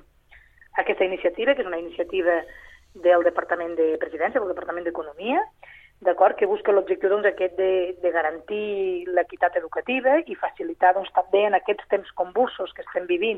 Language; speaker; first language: Catalan; native; Catalan